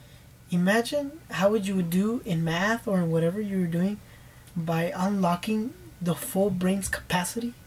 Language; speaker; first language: English; early bilingual, other home language; Spanish